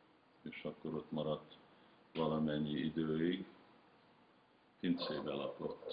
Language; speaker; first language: Hungarian; early bilingual, heritage; Hungarian